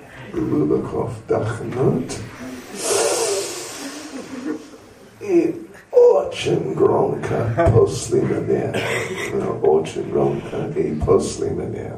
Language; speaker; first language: Russian; non-native, learner; English